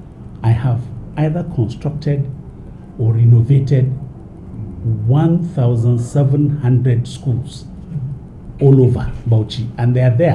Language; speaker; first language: English; non-native, local second language; Hausa